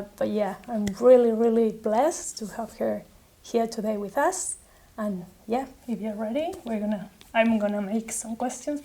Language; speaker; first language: English; non-native, fluent; Spanish